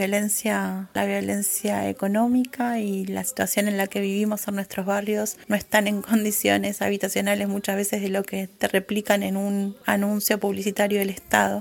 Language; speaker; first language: Spanish; native; Spanish